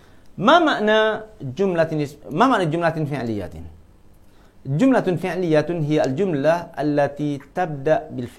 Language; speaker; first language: Arabic; non-native, fluent; Malay